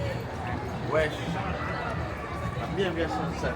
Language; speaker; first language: French; native; French